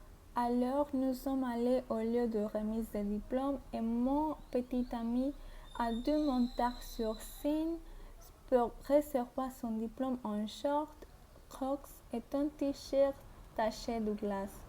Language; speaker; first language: French; non-native, learner; Spanish